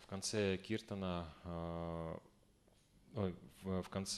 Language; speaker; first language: Russian; native; Russian